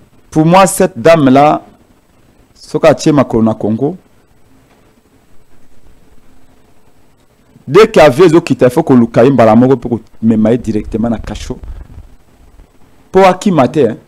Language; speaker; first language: French; non-native, local second language; Lingala